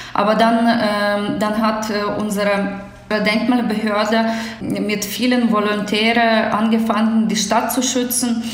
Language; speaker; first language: German; non-native, fluent; Ukrainian